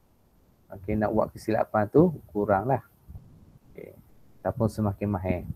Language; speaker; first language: Malay; native; Malay